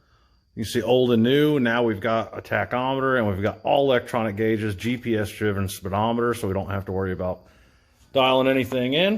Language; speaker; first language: English; native; English